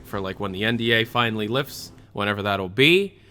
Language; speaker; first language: English; native; English